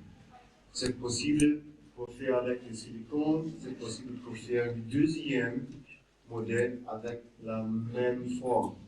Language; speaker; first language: French; non-native, learner; German